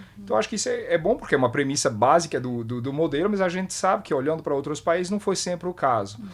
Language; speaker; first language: Portuguese; non-native, fluent; French